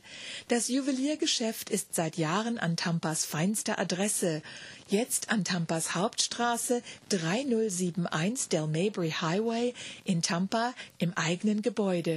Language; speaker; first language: German; native; German